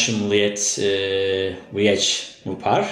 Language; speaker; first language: Albanian; non-native, learner; Turkish